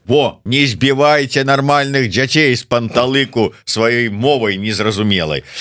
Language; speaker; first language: Belarusian; native; Belarusian